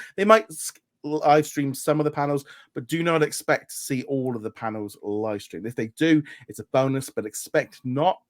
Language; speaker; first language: English; native; English